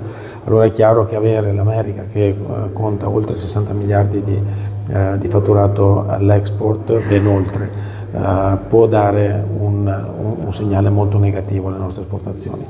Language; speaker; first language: Italian; native; Italian